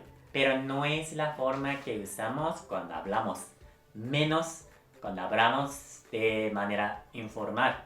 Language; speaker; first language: Spanish; non-native, fluent; Japanese